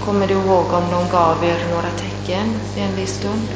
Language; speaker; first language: Swedish; non-native, fluent; Italian